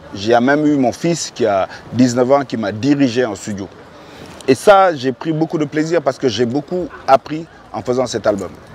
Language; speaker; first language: French; non-native, local second language; Wolof